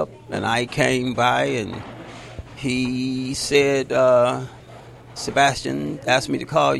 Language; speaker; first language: English; native; English